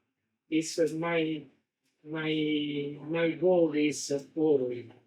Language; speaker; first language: English; non-native, learner; Italian